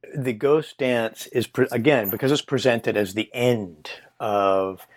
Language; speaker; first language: English; native; English